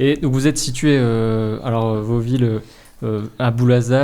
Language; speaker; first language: French; native; French